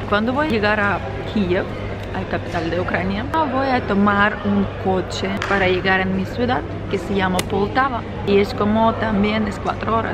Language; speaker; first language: Spanish; non-native, fluent; Ukrainian